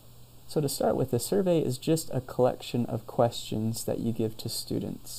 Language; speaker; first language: English; native; English